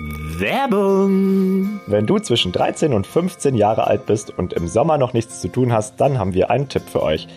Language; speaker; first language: German; native; German